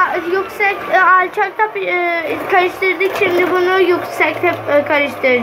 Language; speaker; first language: Turkish; non-native, learner; Urdu